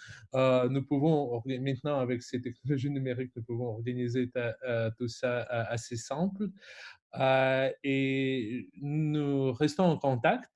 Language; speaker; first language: French; non-native, fluent; Russian